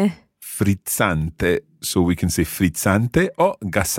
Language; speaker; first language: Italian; non-native, fluent; English